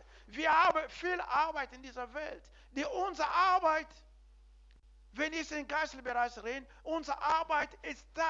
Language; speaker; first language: German; non-native, learner; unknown